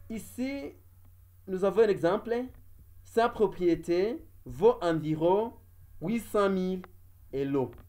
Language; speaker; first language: French; non-native, local second language; Kinyarwanda